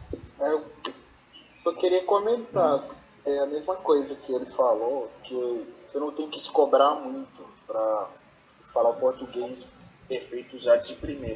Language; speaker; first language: Portuguese; non-native, fluent; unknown